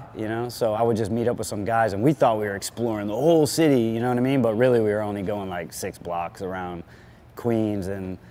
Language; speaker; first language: English; native; English